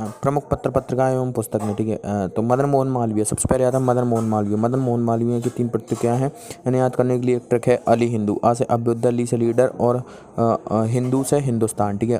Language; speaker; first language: Hindi; native; Hindi